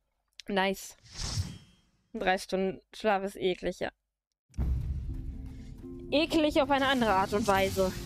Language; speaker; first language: German; native; German